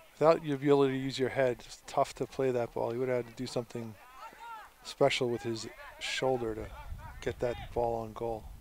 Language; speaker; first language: English; native; English